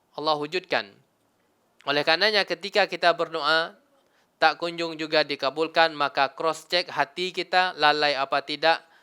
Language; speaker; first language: Malay; non-native, local second language; Minangkabau